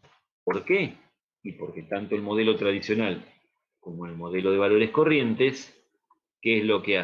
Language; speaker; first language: Spanish; native; Spanish